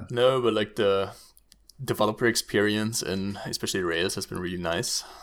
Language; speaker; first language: English; non-native, fluent; German